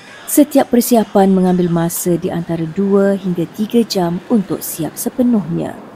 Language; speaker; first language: Malay; native; Malay